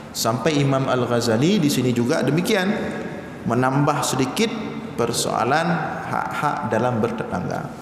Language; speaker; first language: Malay; non-native, local second language; Achinese